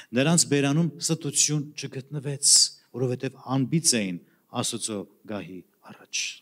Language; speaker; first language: Armenian; native; Armenian